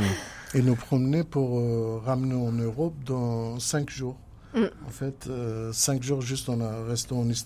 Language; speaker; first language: French; non-native, learner; Kurdish